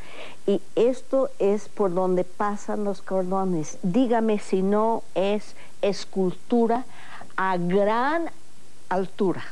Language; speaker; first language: Spanish; non-native, fluent; English